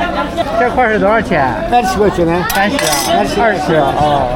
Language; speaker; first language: Chinese; native; Chinese